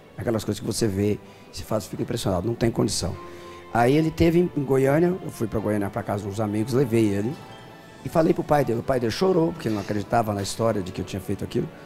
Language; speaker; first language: Portuguese; native; Portuguese